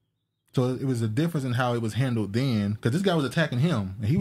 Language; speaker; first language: English; native; English